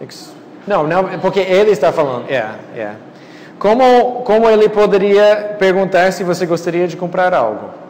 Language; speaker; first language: Portuguese; non-native, fluent; English